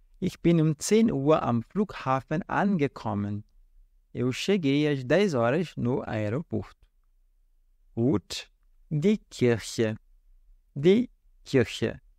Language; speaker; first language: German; non-native, fluent; Portuguese